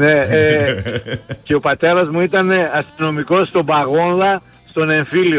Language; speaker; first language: Greek; native; Greek